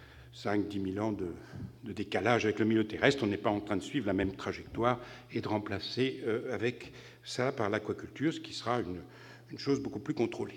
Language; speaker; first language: French; native; French